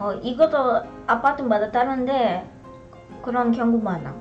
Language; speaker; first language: Korean; non-native, learner; Polish